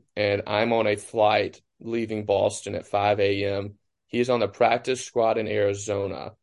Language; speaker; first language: English; native; English